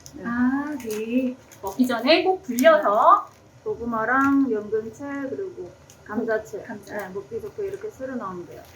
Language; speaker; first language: Korean; early bilingual, heritage; Korean